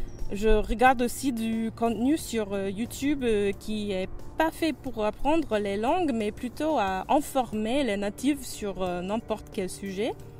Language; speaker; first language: French; non-native, fluent; English